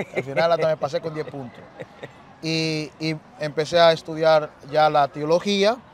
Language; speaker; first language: Spanish; native; Spanish